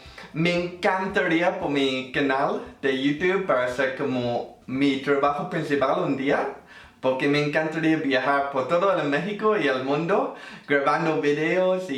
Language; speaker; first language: Spanish; non-native, fluent; English